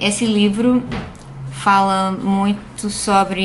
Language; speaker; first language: Portuguese; non-native, fluent; English